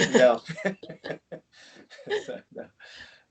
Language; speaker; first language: French; non-native, learner; English